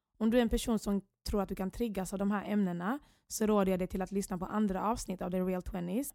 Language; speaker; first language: Swedish; early bilingual, other home language; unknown